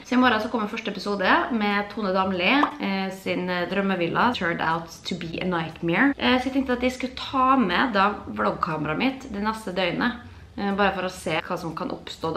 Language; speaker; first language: Norwegian; native; Norwegian